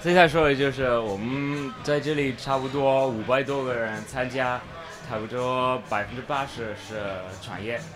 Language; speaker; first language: Chinese; non-native, fluent; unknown